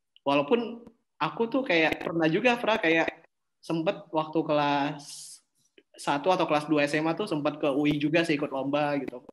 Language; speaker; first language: Indonesian; native; Indonesian